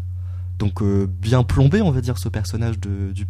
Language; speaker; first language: French; native; French